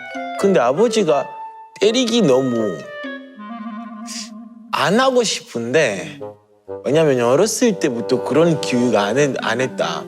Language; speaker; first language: Korean; non-native, learner; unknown